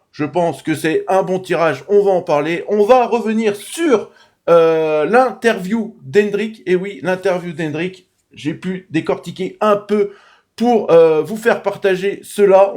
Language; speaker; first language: French; native; French